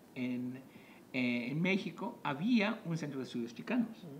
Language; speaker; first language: Spanish; native; Spanish